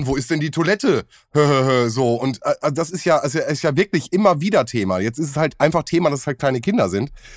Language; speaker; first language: German; native; German